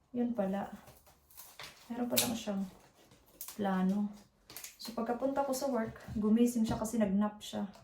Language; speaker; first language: Filipino; native; Filipino